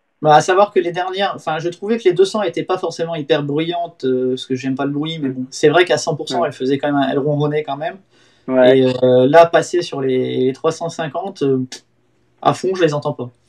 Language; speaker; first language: French; native; French